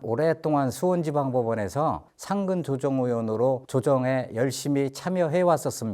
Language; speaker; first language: Korean; native; Korean